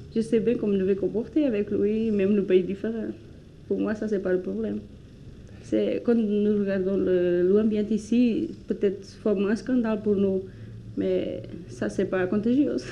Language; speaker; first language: French; non-native, learner; Spanish